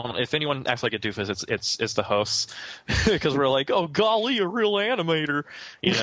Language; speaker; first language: English; non-native, fluent; Spanish